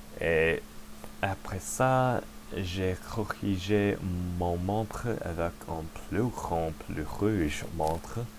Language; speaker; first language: French; non-native, learner; English